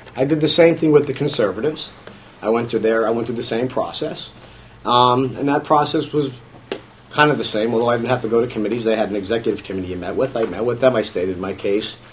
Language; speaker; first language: English; native; English